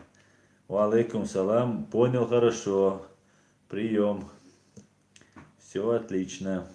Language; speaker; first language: Russian; non-native, local second language; Chechen